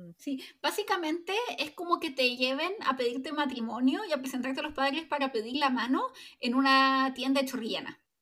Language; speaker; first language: Spanish; native; Spanish